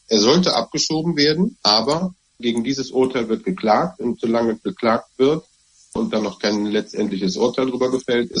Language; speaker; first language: German; native; German